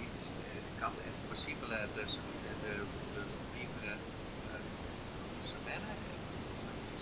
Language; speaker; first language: French; non-native, learner; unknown